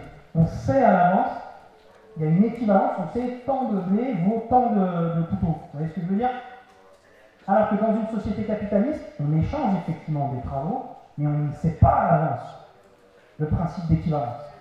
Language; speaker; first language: French; native; French